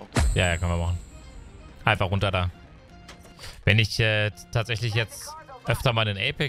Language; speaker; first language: German; native; German